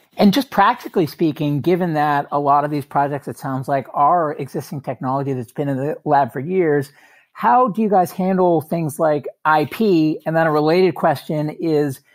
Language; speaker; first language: English; native; English